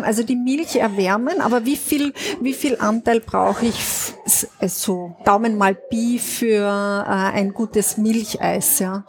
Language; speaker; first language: German; native; German